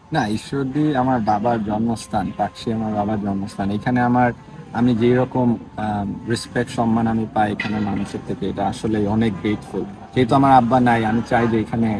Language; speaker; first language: Bangla; early bilingual, heritage; Bangla